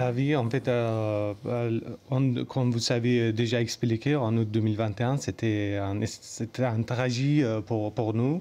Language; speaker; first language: French; non-native, learner; Persian